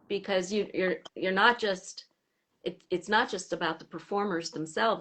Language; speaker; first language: English; native; English